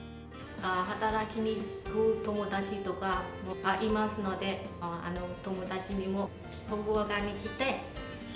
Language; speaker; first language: Japanese; non-native, learner; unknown